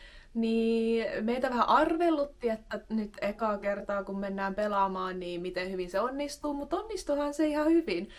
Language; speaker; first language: Finnish; native; Finnish